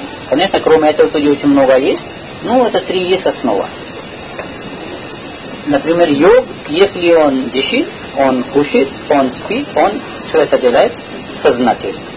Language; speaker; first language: Russian; non-native, learner; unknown